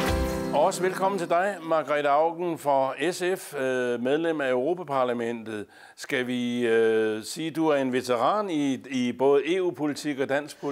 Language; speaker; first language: Danish; native; Danish